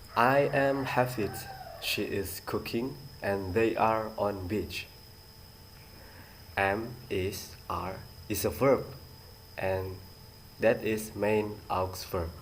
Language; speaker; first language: English; non-native, learner; Indonesian